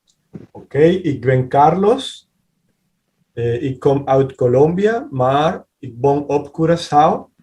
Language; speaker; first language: Dutch; non-native, learner; Spanish